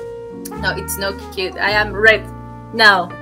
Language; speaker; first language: English; non-native, learner; Spanish